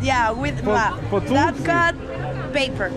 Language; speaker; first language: English; non-native, learner; Spanish